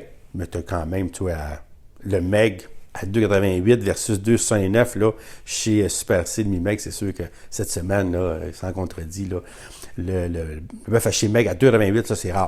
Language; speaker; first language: French; native; French